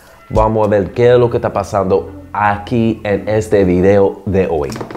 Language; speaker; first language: Spanish; early bilingual, heritage; Spanish